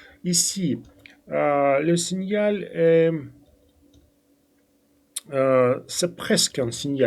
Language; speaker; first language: French; non-native, fluent; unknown